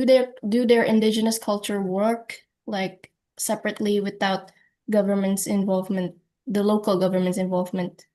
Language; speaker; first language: English; non-native, fluent; Indonesian